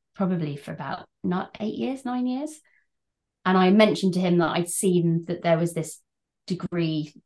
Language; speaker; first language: English; native; English